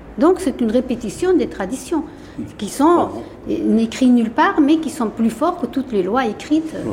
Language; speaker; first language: French; non-native, fluent; Persian